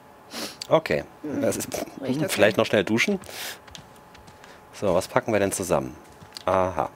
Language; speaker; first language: German; native; German